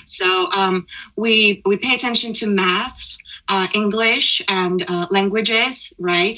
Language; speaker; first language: English; non-native, fluent; Russian